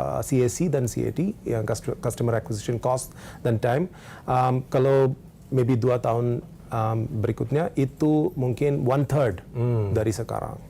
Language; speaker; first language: Indonesian; non-native, learner; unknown